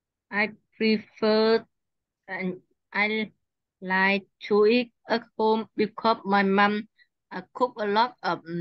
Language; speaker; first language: English; non-native, learner; Vietnamese